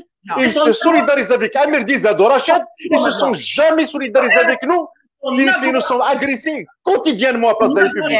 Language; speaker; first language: French; non-native, local second language; Kabyle